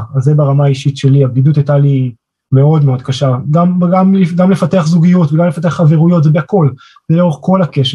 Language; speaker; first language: Hebrew; native; Hebrew